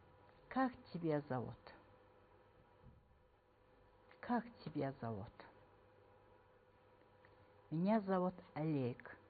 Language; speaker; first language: Russian; non-native, fluent; Mongolian